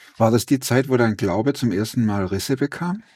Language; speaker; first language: German; native; German